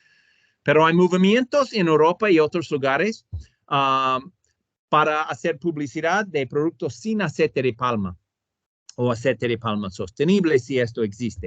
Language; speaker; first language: Spanish; non-native, fluent; English